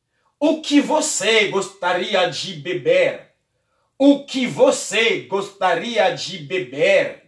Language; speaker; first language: Portuguese; non-native, learner; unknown